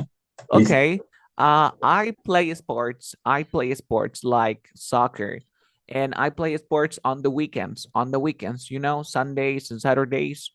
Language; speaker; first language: English; non-native, fluent; Spanish